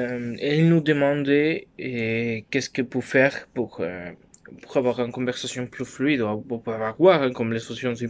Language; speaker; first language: French; non-native, learner; Spanish